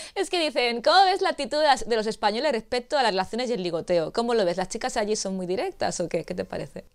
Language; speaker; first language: Spanish; native; Spanish